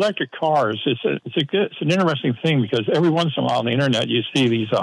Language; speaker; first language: English; native; English